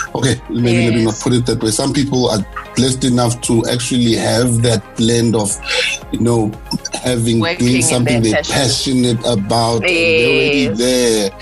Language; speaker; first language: English; non-native, local second language; Zulu